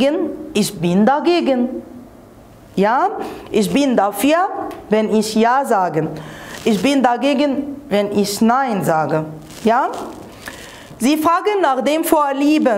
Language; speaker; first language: German; non-native, fluent; Arabic